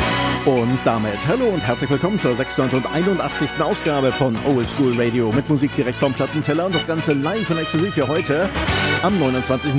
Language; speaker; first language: German; native; German